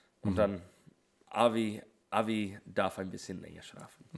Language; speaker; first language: German; non-native, fluent; English